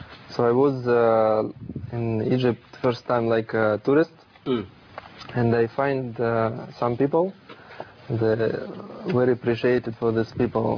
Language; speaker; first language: English; non-native, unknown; Russian